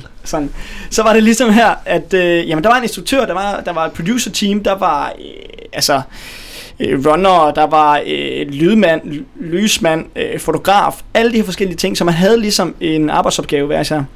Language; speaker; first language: Danish; native; Danish